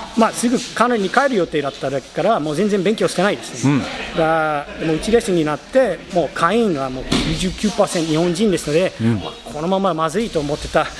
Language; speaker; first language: Japanese; non-native, fluent; English